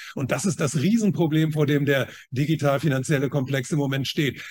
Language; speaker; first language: German; non-native, fluent; Chinese